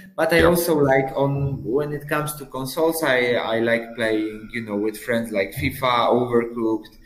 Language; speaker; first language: English; non-native, fluent; Polish